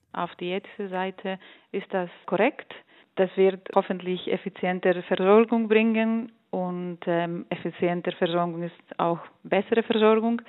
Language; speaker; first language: German; non-native, fluent; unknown